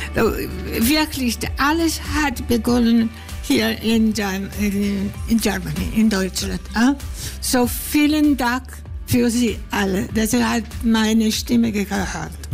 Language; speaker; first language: German; non-native, fluent; Greek